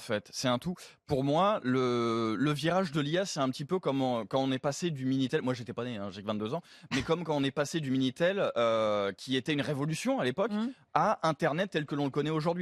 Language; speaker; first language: French; native; French